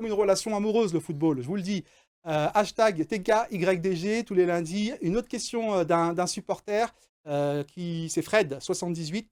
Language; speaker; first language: French; native; French